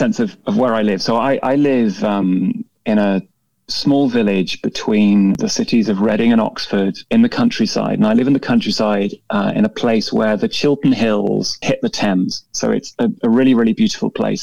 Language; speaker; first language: English; native; English